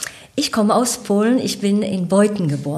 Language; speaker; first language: German; native; German